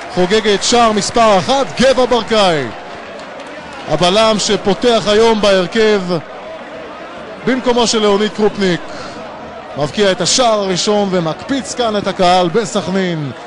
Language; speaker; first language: Hebrew; native; Hebrew